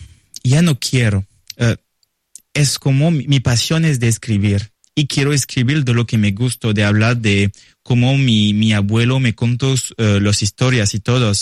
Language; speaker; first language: Spanish; non-native, learner; French